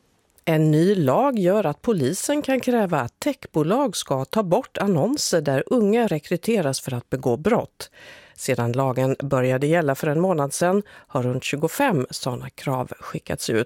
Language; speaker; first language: Swedish; native; Swedish